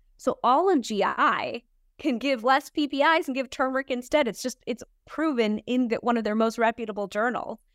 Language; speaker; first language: English; native; English